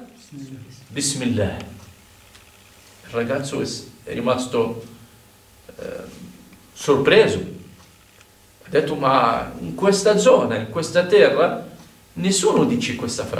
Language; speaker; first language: Italian; non-native, fluent; Arabic